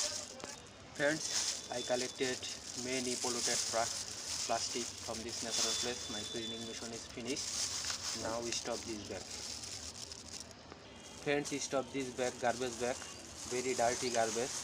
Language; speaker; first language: English; non-native, learner; Bangla